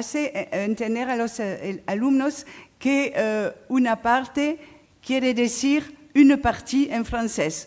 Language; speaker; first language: Spanish; non-native, fluent; French